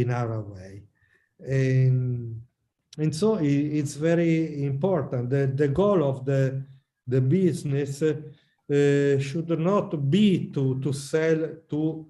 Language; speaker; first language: English; non-native, learner; Italian